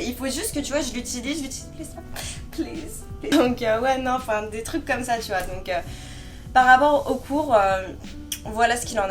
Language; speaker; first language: French; native; French